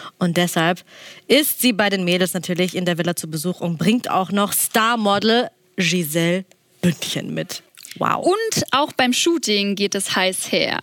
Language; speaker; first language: German; native; German